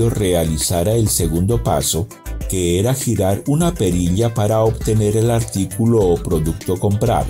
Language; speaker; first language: Spanish; native; Spanish